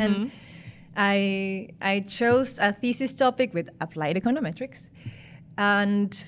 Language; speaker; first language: English; non-native, fluent; Spanish